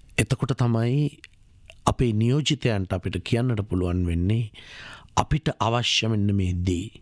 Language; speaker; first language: Sinhala; native; Sinhala